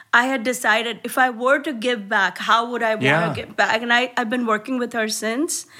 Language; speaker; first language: English; non-native, local second language; Gujarati